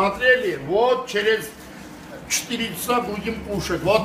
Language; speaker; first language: Russian; non-native, fluent; Armenian